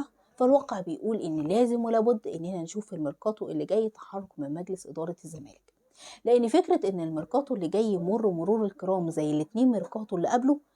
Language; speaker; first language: Arabic; native; Arabic